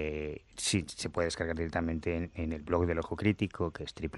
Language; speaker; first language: Spanish; native; Spanish